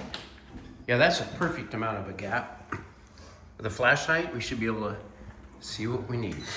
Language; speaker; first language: English; native; English